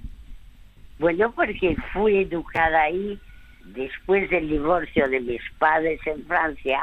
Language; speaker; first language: Spanish; early bilingual, other home language; French